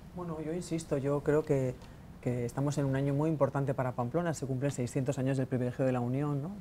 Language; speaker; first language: Spanish; native; Spanish